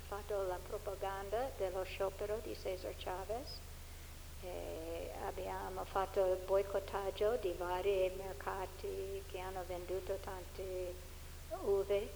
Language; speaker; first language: Italian; non-native, fluent; English